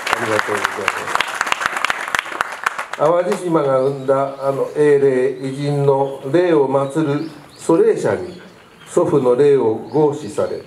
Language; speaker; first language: Japanese; native; Japanese